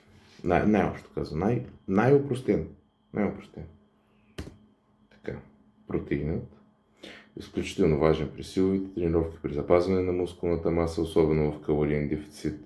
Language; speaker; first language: Bulgarian; native; Bulgarian